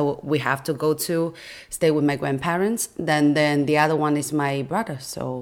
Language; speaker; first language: English; non-native, fluent; Chinese